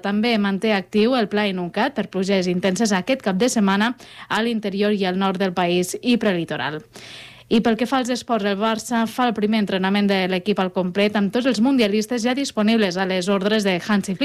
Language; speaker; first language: Catalan; native; Catalan